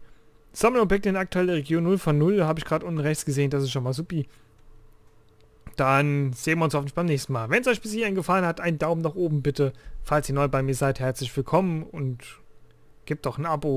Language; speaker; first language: German; native; German